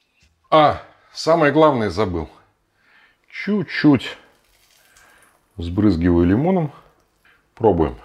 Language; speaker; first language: Russian; native; Russian